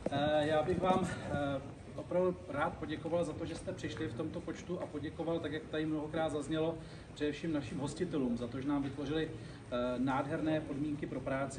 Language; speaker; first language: Czech; native; Czech